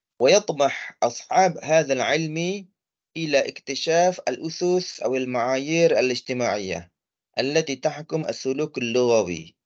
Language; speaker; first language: Arabic; non-native, fluent; Malay